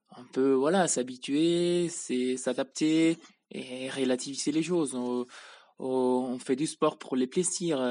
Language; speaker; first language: French; non-native, fluent; Spanish